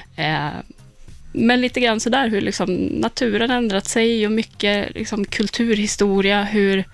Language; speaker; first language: Swedish; native; Swedish